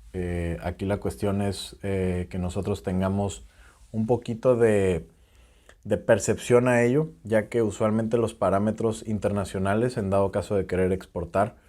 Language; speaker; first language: Spanish; native; Spanish